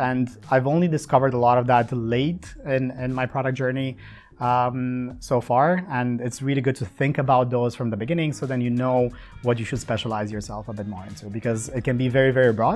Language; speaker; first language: English; non-native, fluent; Romanian